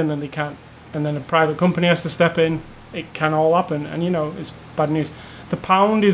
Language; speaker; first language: English; native; English